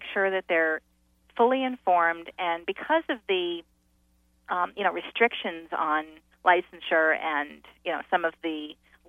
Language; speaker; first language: English; native; English